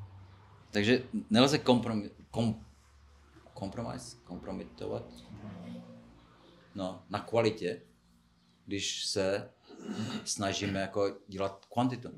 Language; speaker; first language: Czech; non-native, fluent; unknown